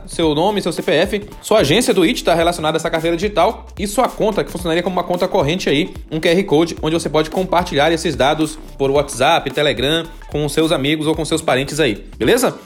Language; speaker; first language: Portuguese; native; Portuguese